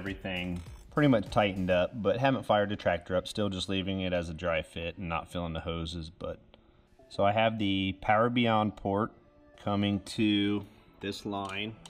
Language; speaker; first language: English; native; English